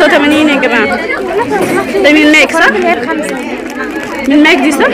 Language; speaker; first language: Arabic; native; Arabic